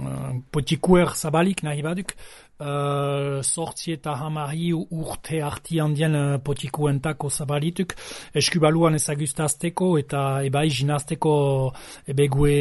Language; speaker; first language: Basque; native; Basque